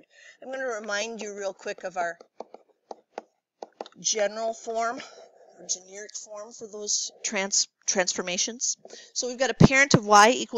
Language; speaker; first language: English; native; English